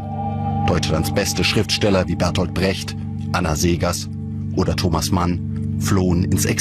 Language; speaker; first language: German; native; German